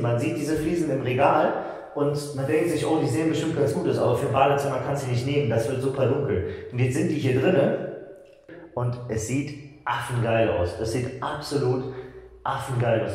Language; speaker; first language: German; native; German